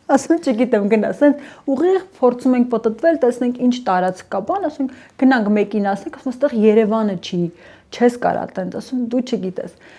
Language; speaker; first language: Armenian; early bilingual, heritage; Armenian